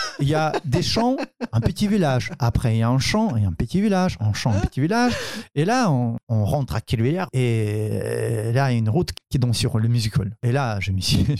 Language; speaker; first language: French; non-native, fluent; Ukrainian